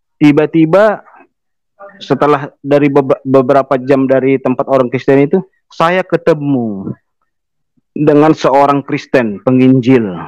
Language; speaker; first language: Indonesian; native; Indonesian